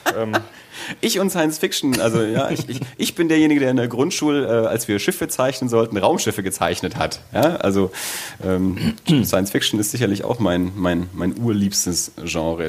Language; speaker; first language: German; native; German